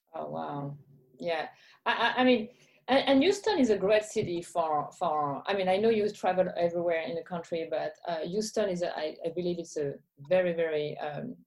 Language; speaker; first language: English; non-native, fluent; French